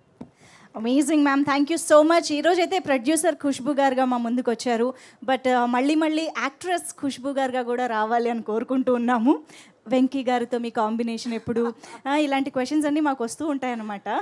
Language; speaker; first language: Telugu; native; Telugu